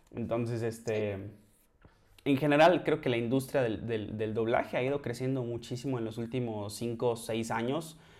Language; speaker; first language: Spanish; native; Spanish